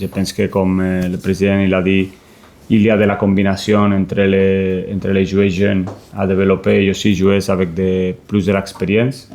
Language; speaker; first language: French; non-native, learner; Spanish